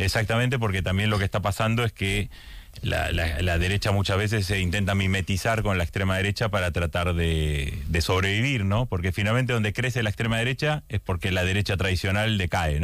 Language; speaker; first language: Spanish; native; Spanish